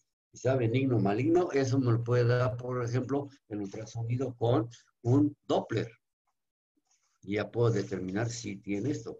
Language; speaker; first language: Spanish; native; Spanish